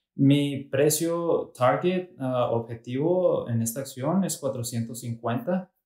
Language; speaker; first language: Spanish; early bilingual, heritage; Spanish